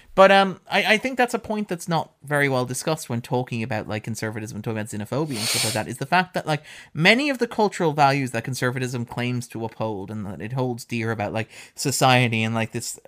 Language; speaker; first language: English; native; English